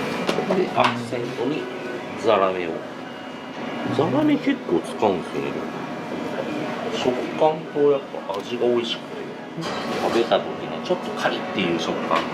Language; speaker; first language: Japanese; native; Japanese